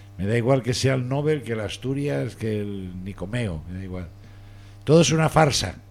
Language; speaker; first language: Spanish; native; Spanish